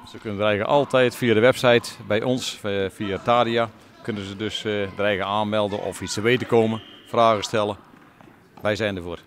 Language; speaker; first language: Dutch; native; Dutch